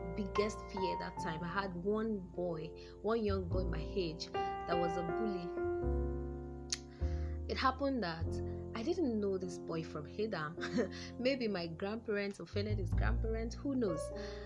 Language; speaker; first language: English; non-native, local second language; Yoruba